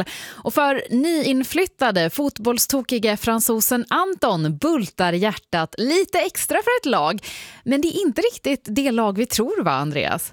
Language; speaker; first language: Swedish; native; Swedish